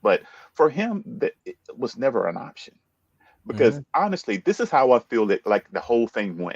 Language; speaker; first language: English; native; English